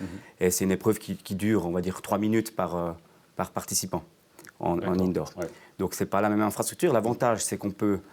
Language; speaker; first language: French; native; French